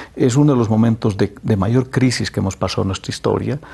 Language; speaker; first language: Spanish; native; Spanish